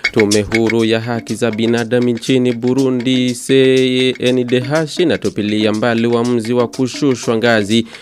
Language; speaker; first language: Swahili; non-native, local second language; Rundi